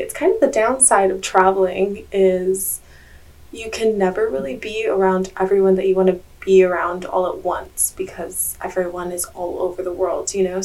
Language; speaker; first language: English; native; English